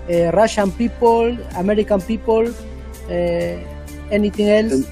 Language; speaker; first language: English; non-native, learner; Spanish